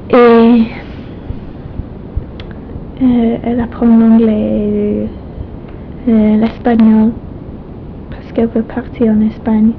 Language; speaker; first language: French; non-native, fluent; English